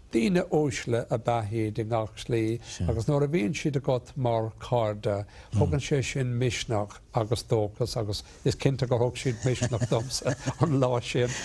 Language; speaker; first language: Irish; non-native, local second language; English